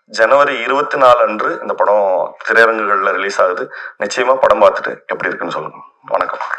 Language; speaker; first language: Tamil; native; Tamil